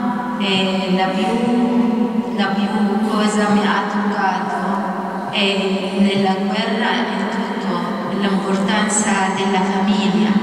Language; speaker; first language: Italian; non-native, fluent; Arabic